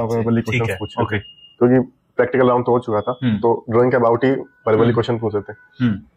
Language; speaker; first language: Hindi; native; Hindi